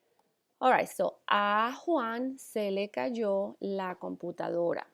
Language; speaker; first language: Spanish; native; Spanish